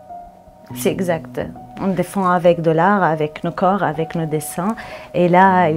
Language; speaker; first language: French; non-native, fluent; Arabic